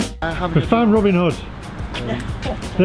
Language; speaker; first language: English; native; English